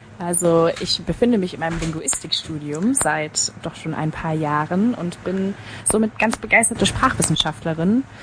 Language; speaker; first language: German; native; German